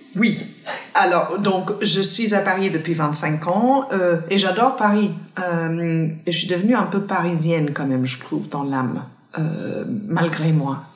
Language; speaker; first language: French; non-native, fluent; English